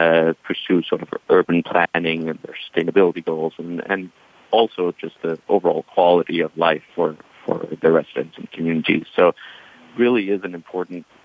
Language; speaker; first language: English; non-native, fluent; Danish